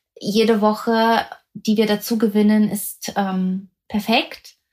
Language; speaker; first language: German; native; German